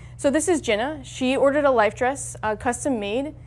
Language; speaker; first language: English; native; English